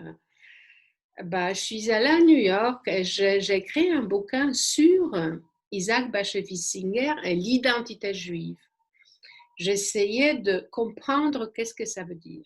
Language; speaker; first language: French; non-native, fluent; Polish